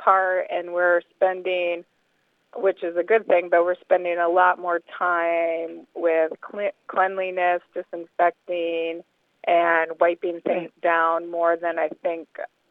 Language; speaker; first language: English; native; English